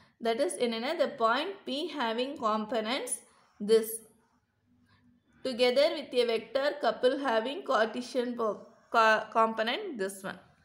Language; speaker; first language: English; non-native, local second language; Tamil